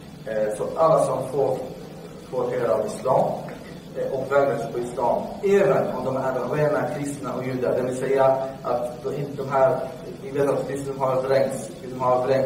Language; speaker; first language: Swedish; non-native, fluent; Arabic